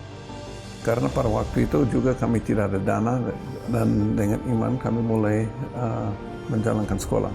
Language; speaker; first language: Indonesian; non-native, fluent; English